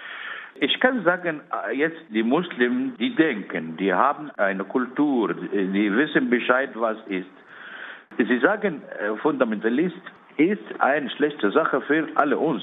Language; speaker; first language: German; non-native, learner; Arabic